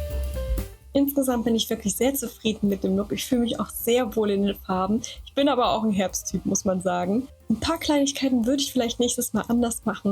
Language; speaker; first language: German; native; German